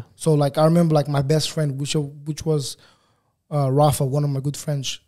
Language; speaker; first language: English; non-native, fluent; Portuguese